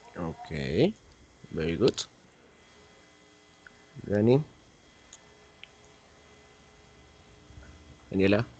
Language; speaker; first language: English; non-native, learner; Spanish